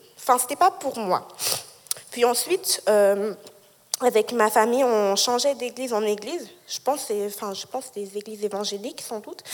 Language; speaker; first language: French; native; French